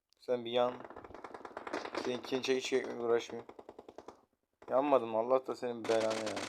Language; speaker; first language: Turkish; native; Turkish